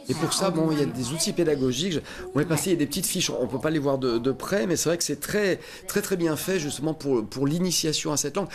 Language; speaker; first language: French; native; French